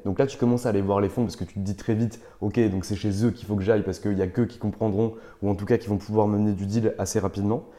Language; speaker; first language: French; native; French